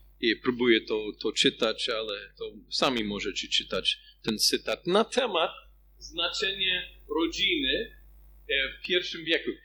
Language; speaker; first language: Polish; non-native, fluent; English